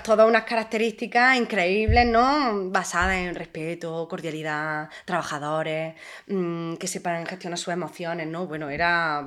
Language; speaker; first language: Spanish; native; Spanish